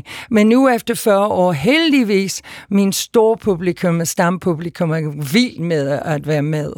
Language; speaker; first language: Danish; non-native, fluent; English